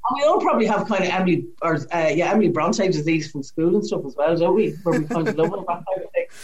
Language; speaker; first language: English; native; English